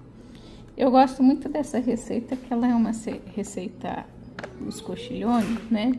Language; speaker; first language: Portuguese; native; Portuguese